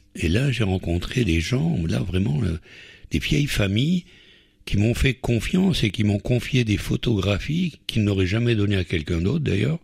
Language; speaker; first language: French; native; French